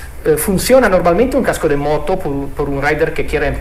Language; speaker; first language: Spanish; non-native, fluent; Italian